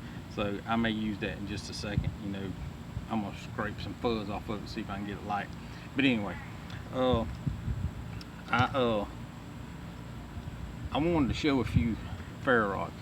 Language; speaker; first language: English; native; English